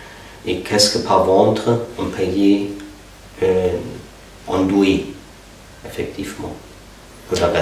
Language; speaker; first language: French; non-native, fluent; German